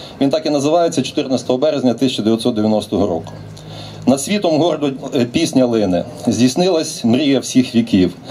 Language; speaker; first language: Ukrainian; native; Ukrainian